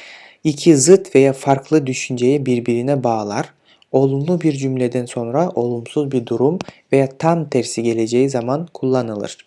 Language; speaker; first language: Turkish; non-native, fluent; Kyrgyz